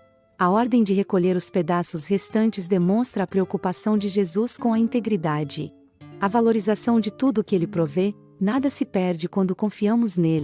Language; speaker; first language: Portuguese; native; Portuguese